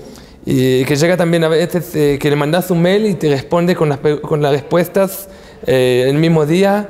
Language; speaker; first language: Spanish; non-native, fluent; Hebrew